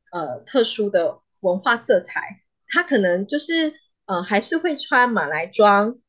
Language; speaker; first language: Chinese; native; Chinese